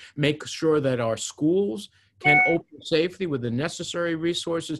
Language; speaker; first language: English; early bilingual, other home language; Spanish